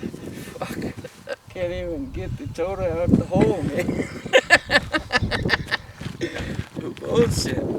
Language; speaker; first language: English; native; English